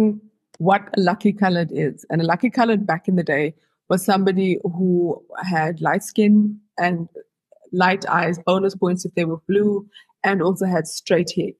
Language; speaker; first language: English; native; English